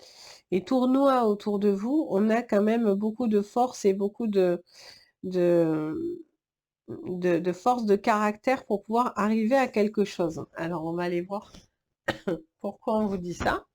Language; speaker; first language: French; native; French